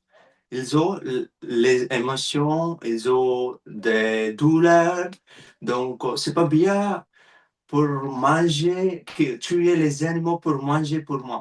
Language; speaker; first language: French; non-native, learner; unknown